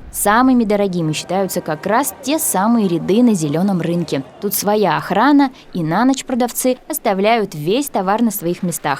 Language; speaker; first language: Russian; native; Russian